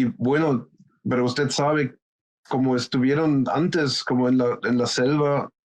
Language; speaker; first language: Spanish; non-native, fluent; German